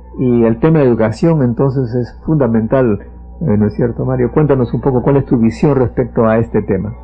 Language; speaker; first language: Spanish; native; Spanish